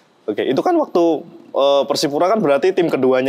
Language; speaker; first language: Indonesian; native; Indonesian